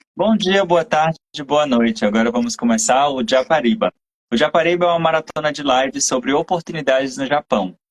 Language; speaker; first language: Portuguese; native; Portuguese